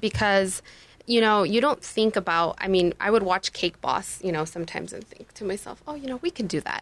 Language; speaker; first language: English; non-native, fluent; Spanish